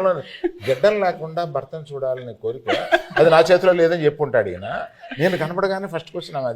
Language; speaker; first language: Telugu; native; Telugu